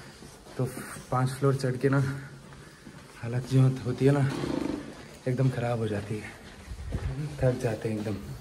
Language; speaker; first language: Hindi; native; Hindi